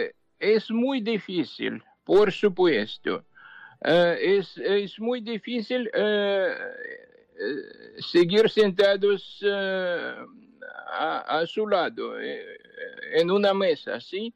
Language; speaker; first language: Spanish; non-native, fluent; Ukrainian